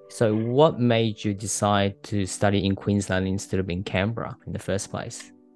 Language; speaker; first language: English; non-native, fluent; Japanese